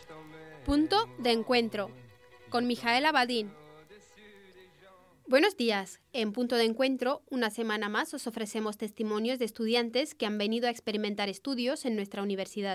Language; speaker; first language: Spanish; native; Spanish